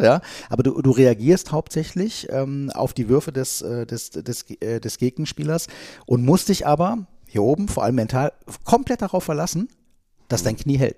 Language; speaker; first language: German; native; German